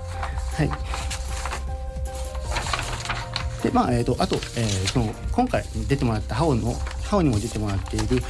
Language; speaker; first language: Japanese; native; Japanese